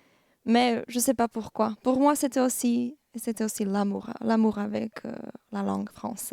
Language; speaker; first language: French; non-native, fluent; Slovak